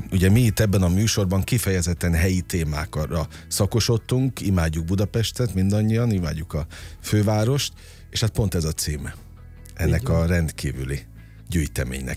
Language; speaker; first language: Hungarian; native; Hungarian